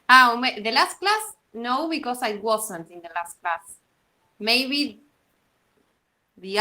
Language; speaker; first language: English; non-native, learner; Spanish